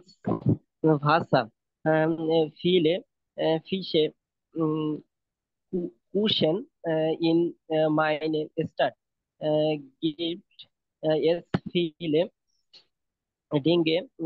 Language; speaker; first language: German; non-native, learner; Bangla